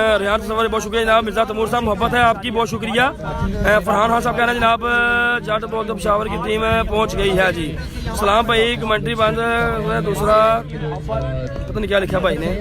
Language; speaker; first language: Urdu; non-native, local second language; Punjabi